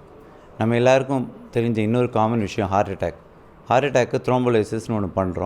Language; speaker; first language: Tamil; native; Tamil